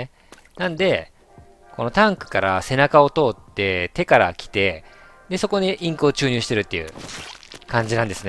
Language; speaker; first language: Japanese; native; Japanese